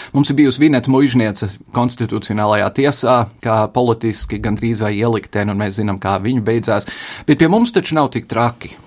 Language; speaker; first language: Latvian; early bilingual, heritage; Latvian